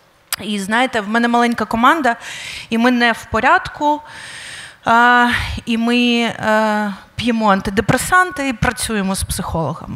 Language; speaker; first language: Ukrainian; native; Ukrainian